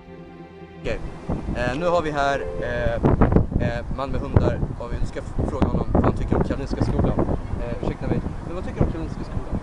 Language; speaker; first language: Swedish; native; Swedish